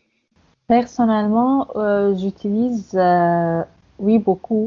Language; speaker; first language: French; non-native, fluent; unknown